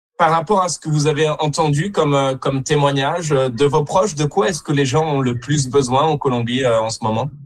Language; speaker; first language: French; native; French